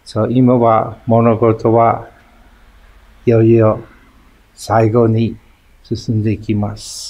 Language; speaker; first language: Japanese; non-native, fluent; English